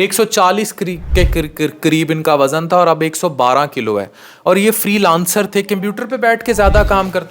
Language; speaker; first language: Urdu; native; Urdu